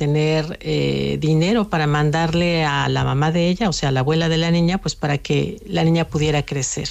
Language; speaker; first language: Spanish; native; Spanish